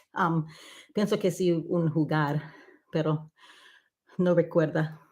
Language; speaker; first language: Spanish; non-native, learner; English